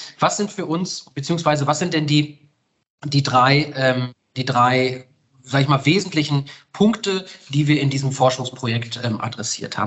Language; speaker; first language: German; native; German